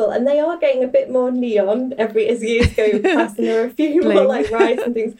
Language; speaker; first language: English; native; English